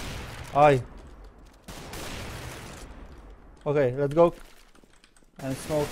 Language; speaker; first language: English; non-native, learner; Polish